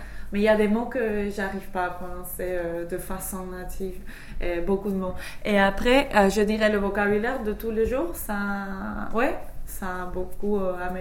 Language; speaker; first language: French; non-native, fluent; English